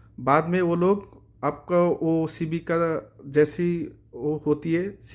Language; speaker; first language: Hindi; non-native, learner; Bangla